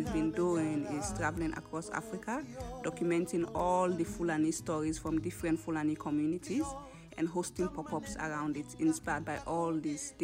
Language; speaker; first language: English; non-native, local second language; Fula